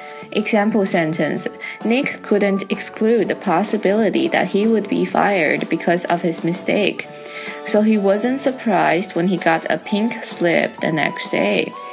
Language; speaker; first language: English; non-native, fluent; Chinese